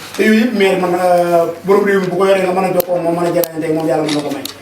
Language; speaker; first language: Wolof; native; Wolof